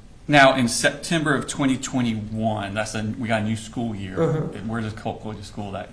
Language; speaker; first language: English; native; English